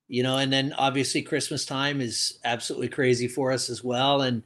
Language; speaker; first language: English; native; English